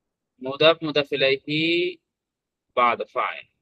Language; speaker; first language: Arabic; non-native, fluent; Bangla